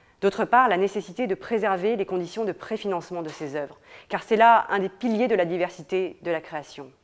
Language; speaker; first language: French; native; French